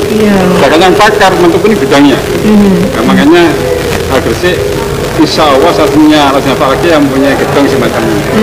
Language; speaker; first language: Indonesian; native; Indonesian